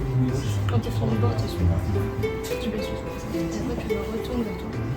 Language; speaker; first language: French; native; French